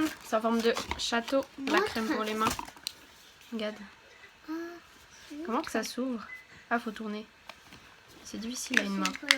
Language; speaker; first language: French; native; French